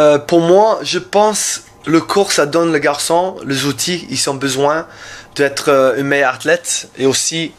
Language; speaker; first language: French; non-native, learner; English